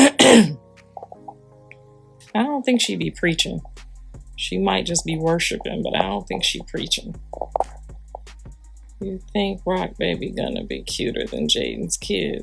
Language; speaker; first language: English; native; English